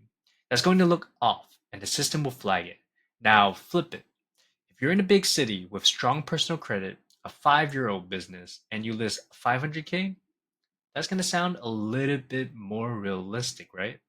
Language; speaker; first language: English; native; English